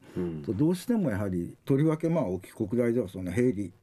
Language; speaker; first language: Japanese; native; Japanese